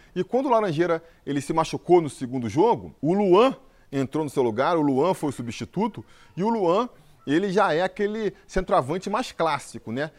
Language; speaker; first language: Portuguese; native; Portuguese